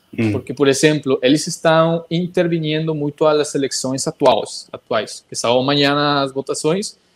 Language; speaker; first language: Portuguese; non-native, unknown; Spanish